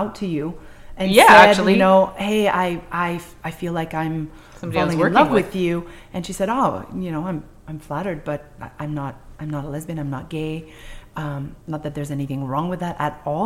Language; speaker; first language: English; non-native, fluent; French